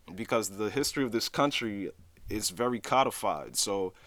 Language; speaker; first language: English; native; English